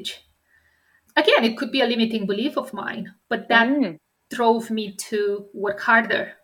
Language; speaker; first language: English; non-native, fluent; Romanian